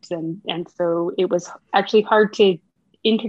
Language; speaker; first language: English; native; English